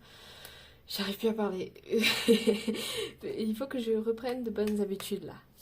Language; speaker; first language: French; native; French